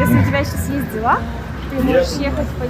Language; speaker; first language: Russian; native; Russian